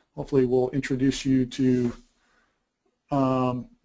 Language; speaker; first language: English; native; English